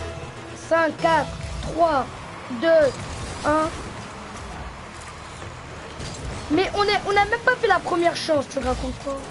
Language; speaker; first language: French; native; French